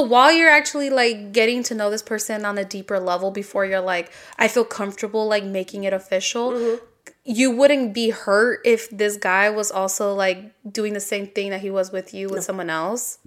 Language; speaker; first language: English; early bilingual, other home language; Spanish